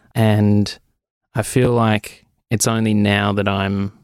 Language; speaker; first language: English; native; English